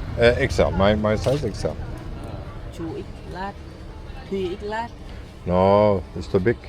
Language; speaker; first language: English; non-native, learner; Turkish